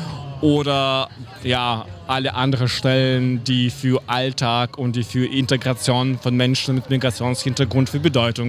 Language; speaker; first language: German; non-native, fluent; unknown